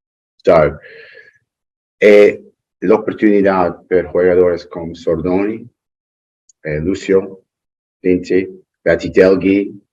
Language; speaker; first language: Spanish; non-native, learner; English